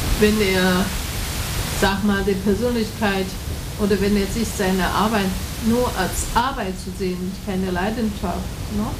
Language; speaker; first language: German; non-native, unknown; Chinese